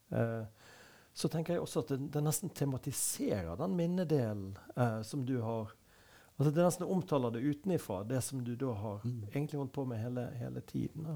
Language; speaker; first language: Norwegian; native; Norwegian